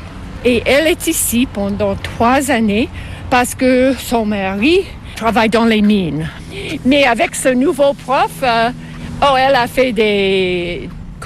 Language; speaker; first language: French; non-native, fluent; English